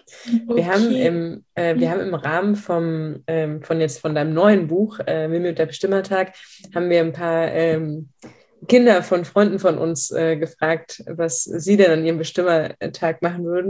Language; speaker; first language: German; native; German